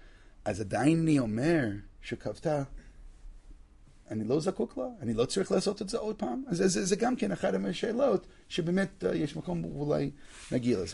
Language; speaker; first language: Hebrew; non-native, fluent; English